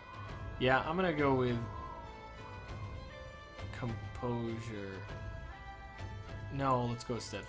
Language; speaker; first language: English; native; English